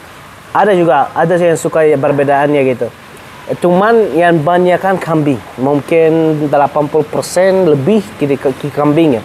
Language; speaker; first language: Indonesian; non-native, learner; Arabic